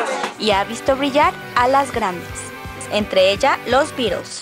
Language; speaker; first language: Spanish; native; Spanish